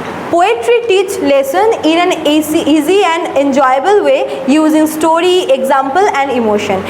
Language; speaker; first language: English; non-native, local second language; Bangla